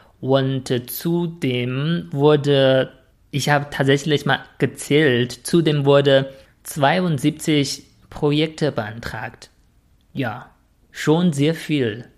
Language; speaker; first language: German; non-native, fluent; Chinese